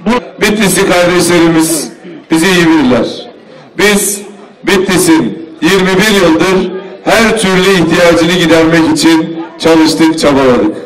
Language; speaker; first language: Turkish; native; Turkish